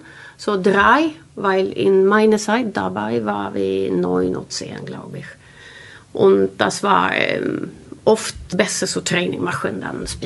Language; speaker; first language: German; non-native, learner; Swedish